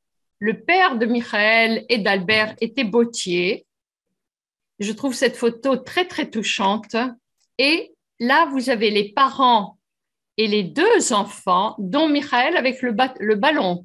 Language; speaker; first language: French; native; French